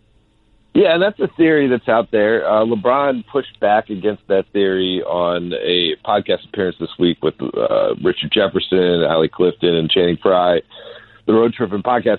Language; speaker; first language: English; native; English